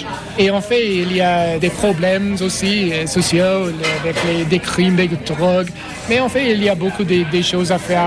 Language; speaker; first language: French; non-native, learner; English